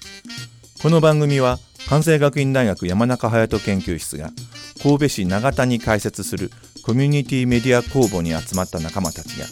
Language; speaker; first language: Japanese; native; Japanese